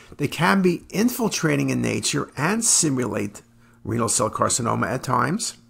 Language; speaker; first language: English; native; English